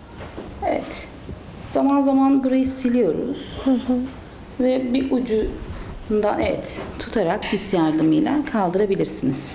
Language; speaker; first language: Turkish; native; Turkish